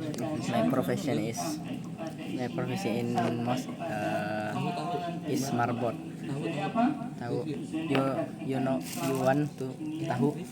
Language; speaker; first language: English; non-native, learner; Indonesian